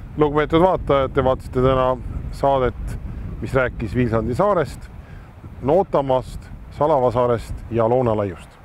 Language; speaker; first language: Estonian; native; Estonian